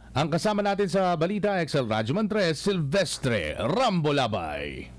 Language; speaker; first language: Filipino; native; Filipino